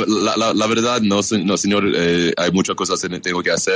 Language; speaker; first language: Spanish; non-native, learner; English